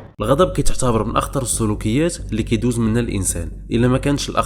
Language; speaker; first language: Arabic; native; Arabic